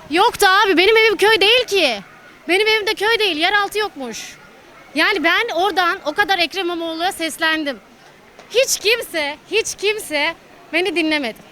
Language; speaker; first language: Turkish; native; Turkish